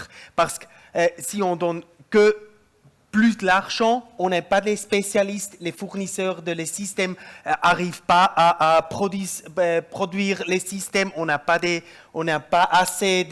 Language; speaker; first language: French; non-native, local second language; German